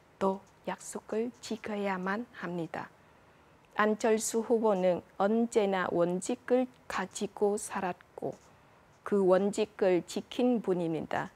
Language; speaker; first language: Korean; non-native, fluent; Vietnamese